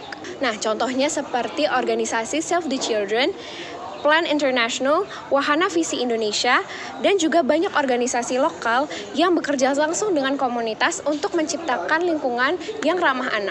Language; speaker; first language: Indonesian; native; Indonesian